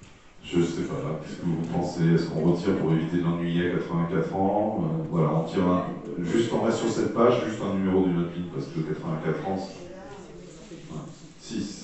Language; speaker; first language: French; native; French